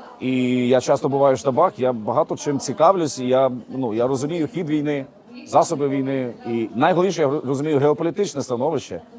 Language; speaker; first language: Ukrainian; native; Ukrainian